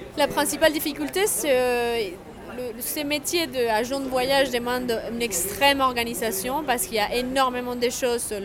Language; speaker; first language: French; non-native, fluent; Spanish